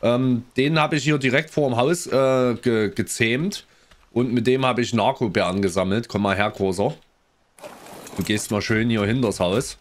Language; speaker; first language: German; native; German